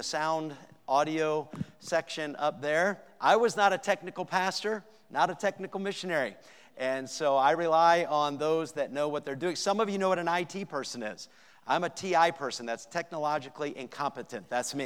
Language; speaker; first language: English; native; English